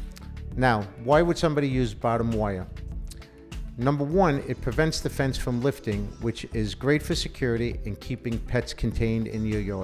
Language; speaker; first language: English; native; English